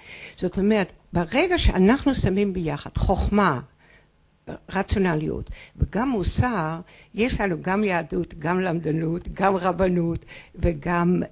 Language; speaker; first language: Hebrew; non-native, fluent; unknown